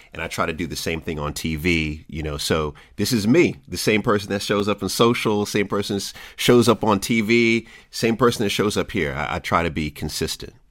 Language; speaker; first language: English; native; English